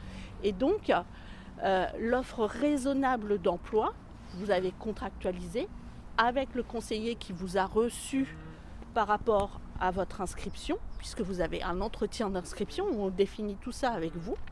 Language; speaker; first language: French; native; French